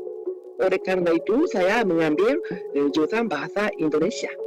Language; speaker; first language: Indonesian; non-native, fluent; Japanese